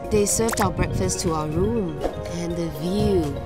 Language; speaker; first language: English; non-native, local second language; Chinese